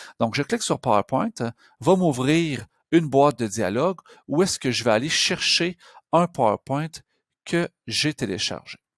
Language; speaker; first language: French; native; French